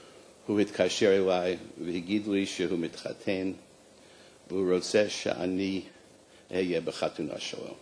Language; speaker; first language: Hebrew; non-native, fluent; English